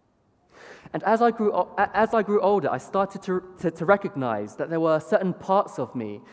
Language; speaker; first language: English; native; English